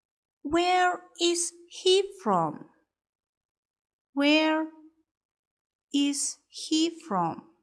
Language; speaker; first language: English; non-native, fluent; Kyrgyz